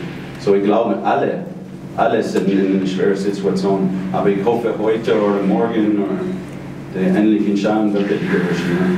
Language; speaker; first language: German; non-native, fluent; English